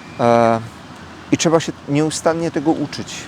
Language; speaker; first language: Polish; native; Polish